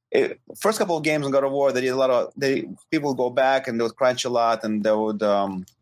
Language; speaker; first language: English; non-native, fluent; Ukrainian